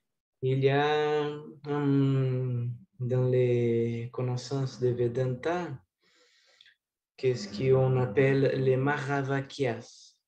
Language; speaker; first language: French; non-native, learner; Portuguese